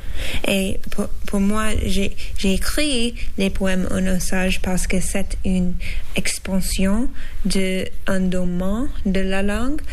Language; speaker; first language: French; non-native, learner; English